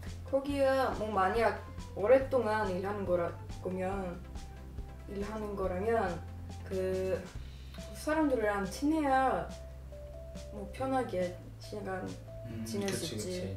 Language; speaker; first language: Korean; non-native, fluent; Swedish